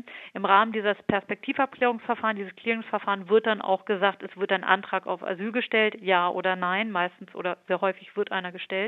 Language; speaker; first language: German; native; German